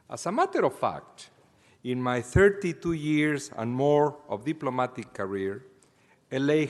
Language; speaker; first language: English; non-native, fluent; Spanish